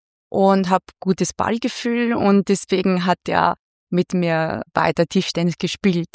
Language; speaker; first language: German; non-native, fluent; Chinese